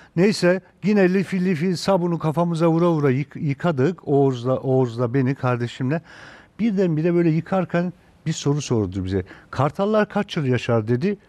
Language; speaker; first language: Turkish; native; Turkish